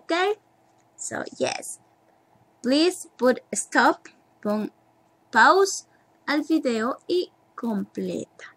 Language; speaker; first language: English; non-native, learner; Spanish